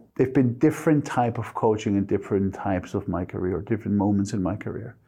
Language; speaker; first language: English; non-native, fluent; Spanish